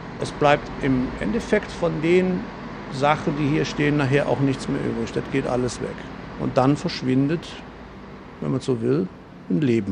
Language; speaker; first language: German; native; German